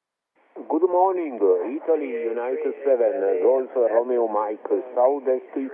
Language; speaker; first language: English; non-native, learner; Italian